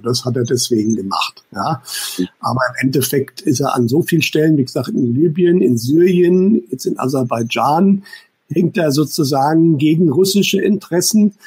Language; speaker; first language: German; native; German